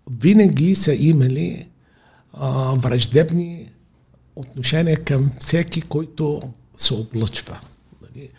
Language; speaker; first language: Bulgarian; non-native, fluent; Arabic